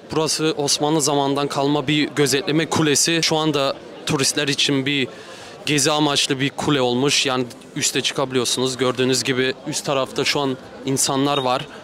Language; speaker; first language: Turkish; early bilingual, heritage; Turkish